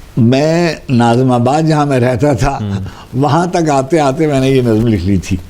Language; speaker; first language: Urdu; native; Urdu